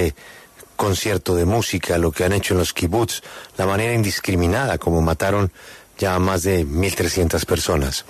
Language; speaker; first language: Spanish; native; Spanish